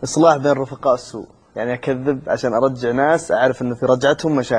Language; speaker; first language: Arabic; native; Arabic